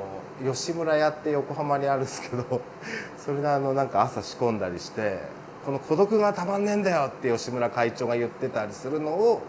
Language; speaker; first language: Japanese; native; Japanese